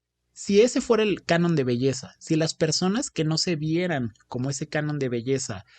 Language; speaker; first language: Spanish; native; Spanish